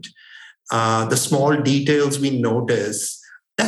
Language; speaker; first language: English; non-native, local second language; Hindi